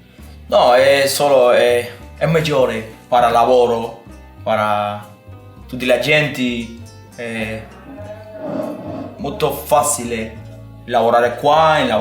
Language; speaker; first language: Italian; non-native, learner; Spanish